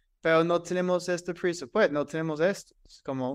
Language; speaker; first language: Spanish; non-native, fluent; English